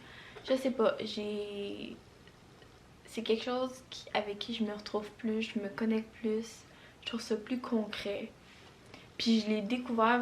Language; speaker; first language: French; native; French